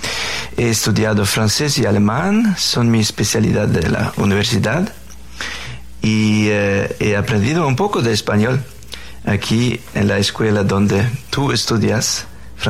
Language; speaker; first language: Spanish; non-native, learner; Faroese